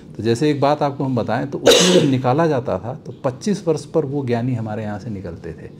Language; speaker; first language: Hindi; native; Hindi